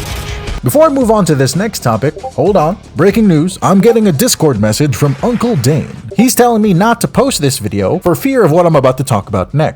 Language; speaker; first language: English; native; English